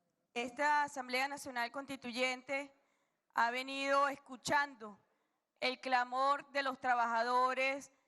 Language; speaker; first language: Spanish; native; Spanish